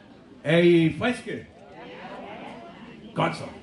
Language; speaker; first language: Danish; native; Danish